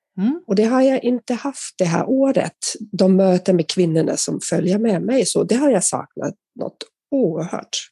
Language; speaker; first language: Swedish; non-native, fluent; German